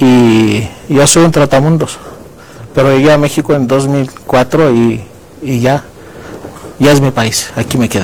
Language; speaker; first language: Spanish; non-native, fluent; Greek